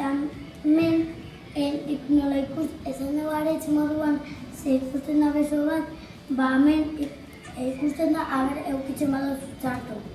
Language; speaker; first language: Basque; non-native, local second language; Spanish